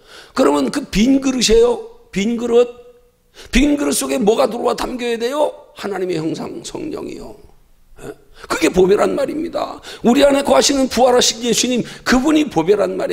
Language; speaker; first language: Korean; native; Korean